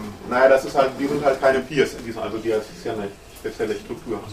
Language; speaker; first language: German; native; German